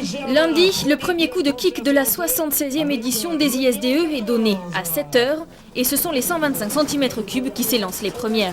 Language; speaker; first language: French; native; French